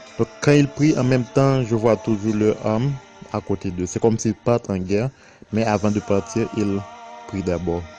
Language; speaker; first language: French; non-native, local second language; Haitian Creole